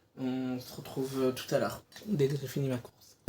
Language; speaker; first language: French; native; French